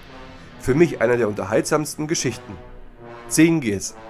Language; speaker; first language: German; native; German